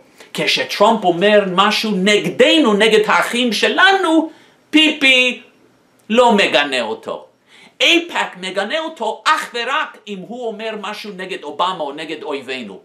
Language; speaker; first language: Hebrew; non-native, fluent; English